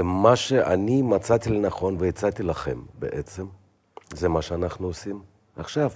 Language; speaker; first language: Hebrew; non-native, fluent; Russian